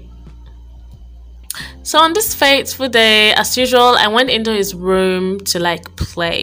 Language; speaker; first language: English; non-native, local second language; Igbo